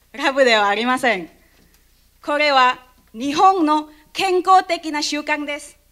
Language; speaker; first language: Japanese; non-native, learner; Indonesian